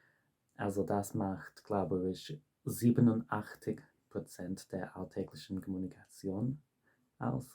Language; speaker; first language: German; non-native, fluent; English